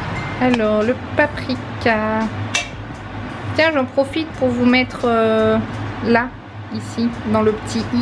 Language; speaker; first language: French; native; French